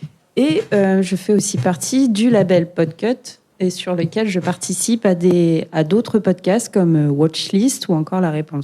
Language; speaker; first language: French; native; French